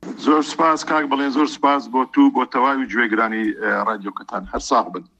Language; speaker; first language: Central Kurdish; native; Central Kurdish